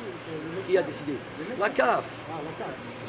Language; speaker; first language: French; native; French